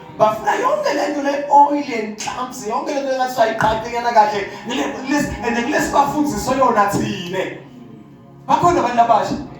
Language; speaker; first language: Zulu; non-native, local second language; Swati